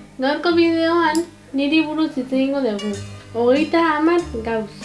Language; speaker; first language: Basque; non-native, local second language; Spanish